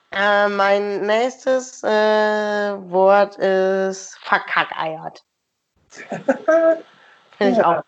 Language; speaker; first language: German; native; German